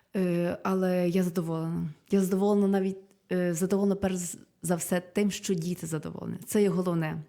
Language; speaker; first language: Ukrainian; native; Ukrainian